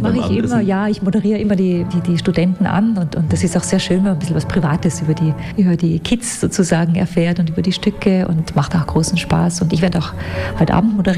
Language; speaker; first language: German; native; German